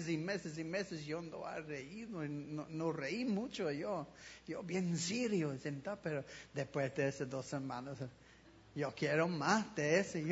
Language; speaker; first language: Spanish; non-native, learner; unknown